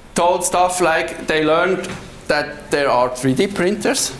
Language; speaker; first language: English; non-native, fluent; Swiss German